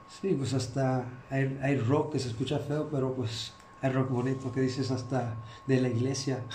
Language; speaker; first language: Spanish; early bilingual, heritage; Spanish